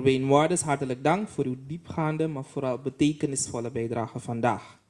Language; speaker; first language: Dutch; native; Dutch